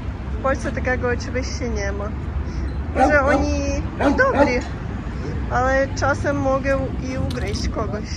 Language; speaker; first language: Polish; non-native, learner; Russian